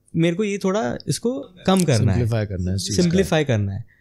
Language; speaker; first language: Hindi; non-native, local second language; Gujarati